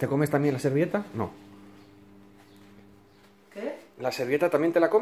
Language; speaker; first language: Spanish; native; Spanish